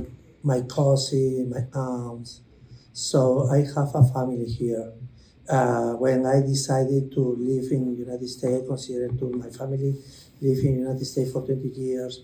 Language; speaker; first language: English; non-native, learner; Spanish